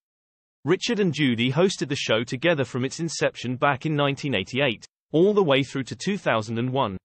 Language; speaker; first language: English; native; English